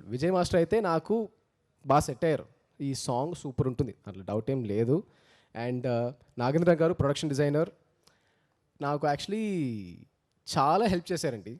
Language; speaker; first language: Telugu; early bilingual, heritage; Telugu